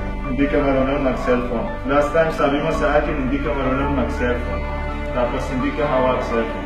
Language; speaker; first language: Filipino; non-native, learner; Arabic